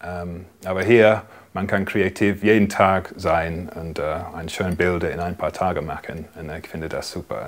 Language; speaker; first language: German; non-native, fluent; English